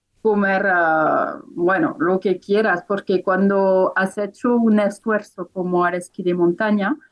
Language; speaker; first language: Spanish; non-native, fluent; French